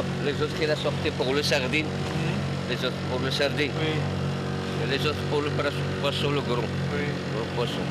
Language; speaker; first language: French; non-native, local second language; Arabic